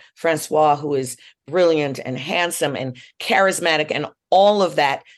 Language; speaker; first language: English; native; English